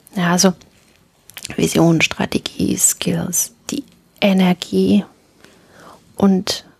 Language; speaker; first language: German; native; German